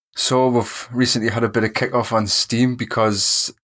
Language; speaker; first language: English; native; English